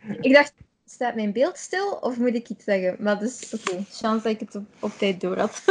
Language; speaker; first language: Dutch; native; Dutch